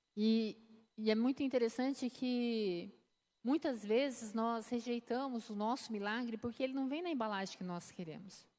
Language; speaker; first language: Portuguese; native; Portuguese